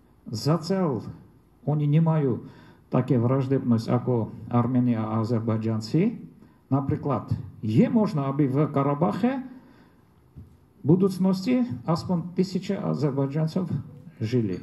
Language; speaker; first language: Slovak; non-native, fluent; Armenian